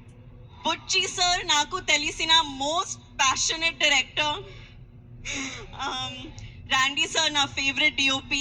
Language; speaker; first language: Telugu; non-native, local second language; Hindi